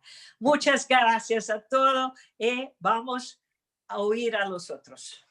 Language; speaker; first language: Spanish; non-native, fluent; Portuguese